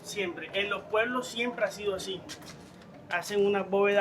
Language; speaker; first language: Spanish; native; Spanish